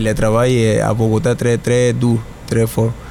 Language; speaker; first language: French; non-native, learner; Spanish